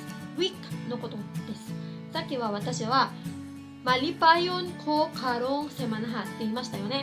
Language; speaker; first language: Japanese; non-native, fluent; Cebuano